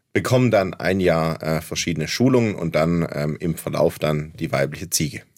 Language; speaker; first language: German; native; German